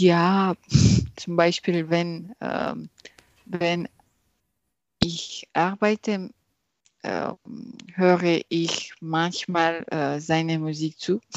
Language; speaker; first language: German; non-native, learner; French